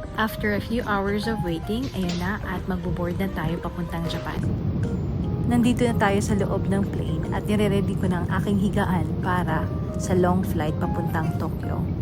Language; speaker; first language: Filipino; non-native, local second language; Cebuano